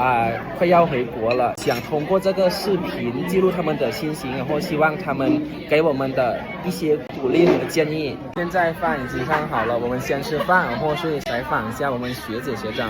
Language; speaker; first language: Chinese; non-native, fluent; Lao